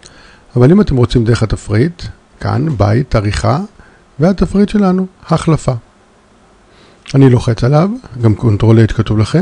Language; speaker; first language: Hebrew; native; Hebrew